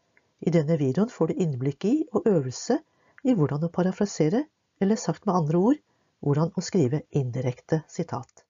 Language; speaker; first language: Norwegian; native; Norwegian